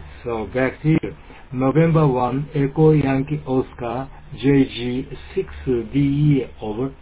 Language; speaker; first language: English; non-native, learner; Japanese